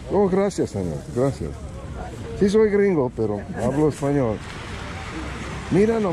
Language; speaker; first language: Spanish; non-native, fluent; English